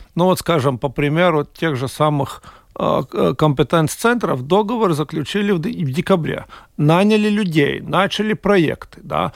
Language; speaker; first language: Russian; non-native, local second language; Latvian